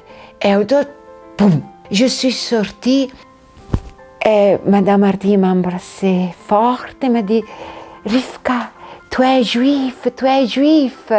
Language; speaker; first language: French; non-native, learner; Italian